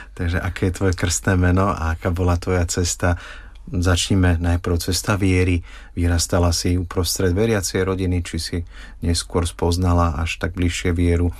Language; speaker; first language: Slovak; native; Slovak